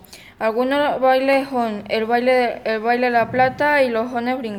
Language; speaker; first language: Spanish; native; Spanish